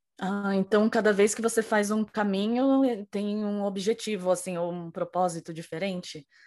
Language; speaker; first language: Portuguese; native; Portuguese